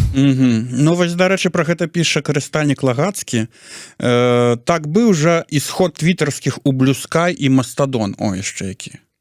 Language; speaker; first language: Belarusian; native; Belarusian